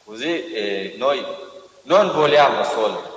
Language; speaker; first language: Italian; non-native, learner; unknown